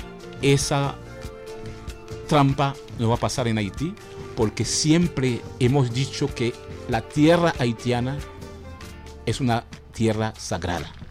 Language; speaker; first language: Spanish; non-native, fluent; Haitian Creole